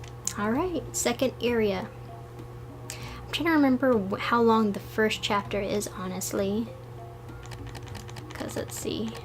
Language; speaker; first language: English; native; English